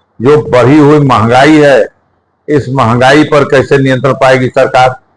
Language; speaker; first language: Hindi; native; Hindi